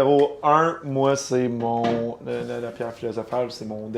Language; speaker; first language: French; native; French